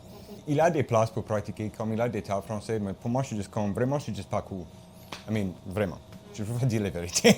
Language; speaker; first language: French; non-native, local second language; English